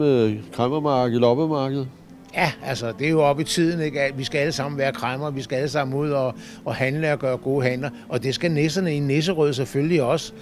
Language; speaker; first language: Danish; native; Danish